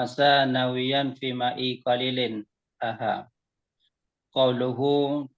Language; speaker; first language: Arabic; non-native, fluent; Indonesian